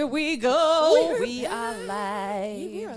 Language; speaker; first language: English; native; English